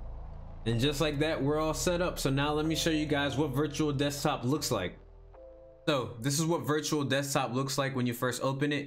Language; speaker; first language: English; native; English